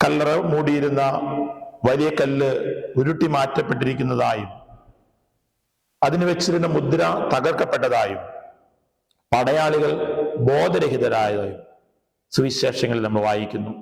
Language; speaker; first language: Malayalam; native; Malayalam